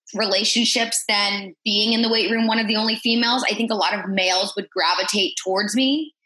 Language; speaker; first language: English; native; English